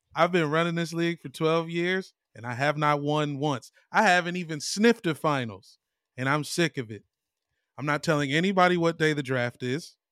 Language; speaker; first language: English; native; English